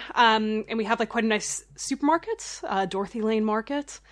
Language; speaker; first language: English; native; English